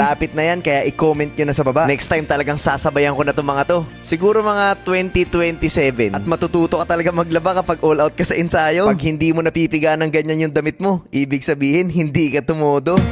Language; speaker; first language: Filipino; native; Filipino